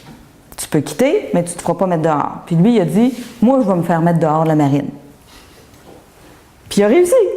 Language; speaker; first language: French; native; French